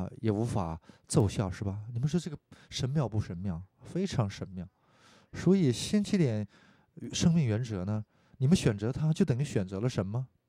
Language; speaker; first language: Chinese; non-native, fluent; Korean